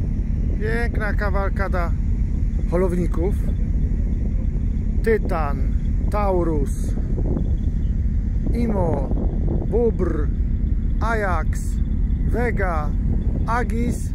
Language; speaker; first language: Polish; native; Polish